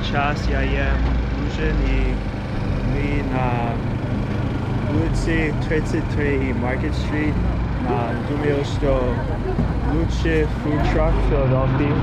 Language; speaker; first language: Russian; non-native, learner; English